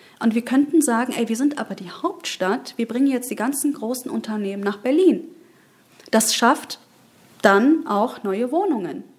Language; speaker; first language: German; early bilingual, other home language; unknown